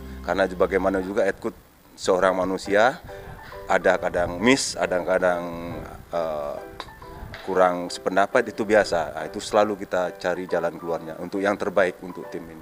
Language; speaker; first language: Indonesian; non-native, local second language; Minangkabau